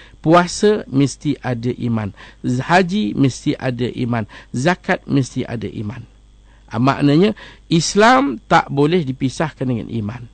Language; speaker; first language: Malay; native; Malay